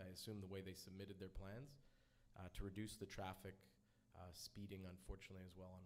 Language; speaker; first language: English; native; English